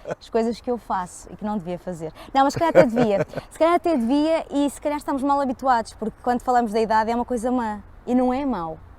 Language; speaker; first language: Portuguese; native; Portuguese